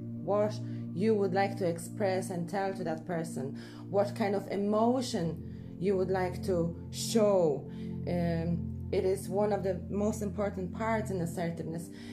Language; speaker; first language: English; non-native, fluent; Polish